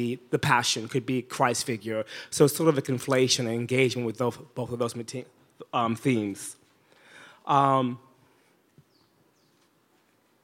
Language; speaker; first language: English; native; English